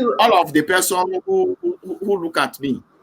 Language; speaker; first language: English; non-native, learner; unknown